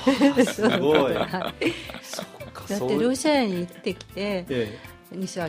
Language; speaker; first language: Japanese; non-native, fluent; Russian